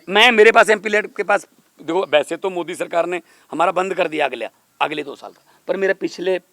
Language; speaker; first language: Hindi; non-native, local second language; Punjabi